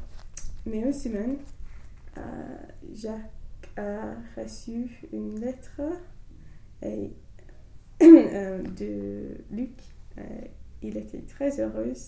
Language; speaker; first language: French; non-native, learner; English